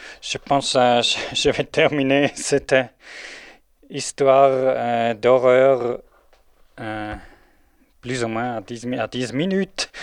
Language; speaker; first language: French; non-native, local second language; German